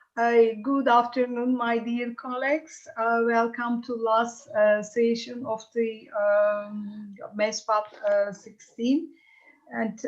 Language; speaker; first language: English; non-native, fluent; Turkish